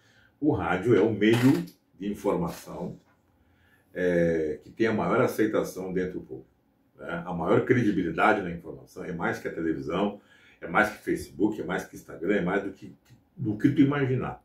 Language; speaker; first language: Portuguese; native; Portuguese